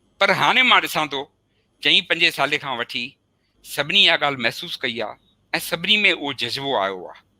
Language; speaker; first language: Sindhi; early bilingual, heritage; Sindhi